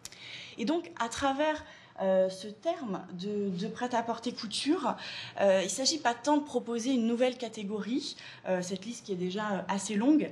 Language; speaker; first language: French; native; French